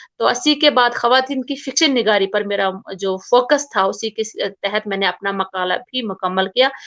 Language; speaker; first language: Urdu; non-native, local second language; Kashmiri